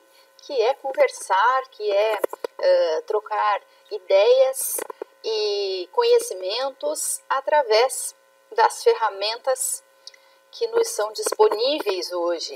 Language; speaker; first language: Portuguese; native; Portuguese